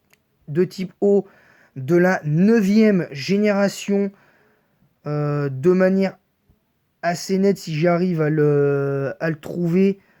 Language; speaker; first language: French; native; French